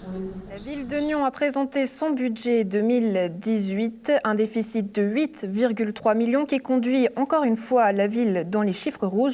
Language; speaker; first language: French; native; French